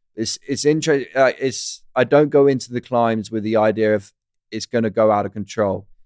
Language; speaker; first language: English; native; English